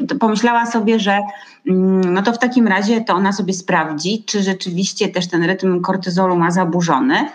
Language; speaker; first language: Polish; native; Polish